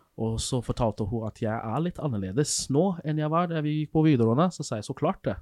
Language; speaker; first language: Norwegian; non-native, fluent; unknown